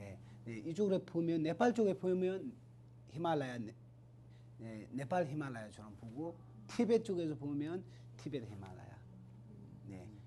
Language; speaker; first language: Korean; non-native, learner; Tibetan